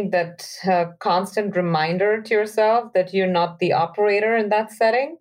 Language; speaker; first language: English; non-native, local second language; Hindi